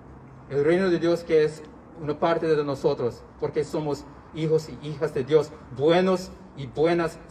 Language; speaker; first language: Spanish; non-native, learner; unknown